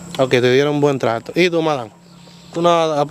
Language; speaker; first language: Spanish; native; Spanish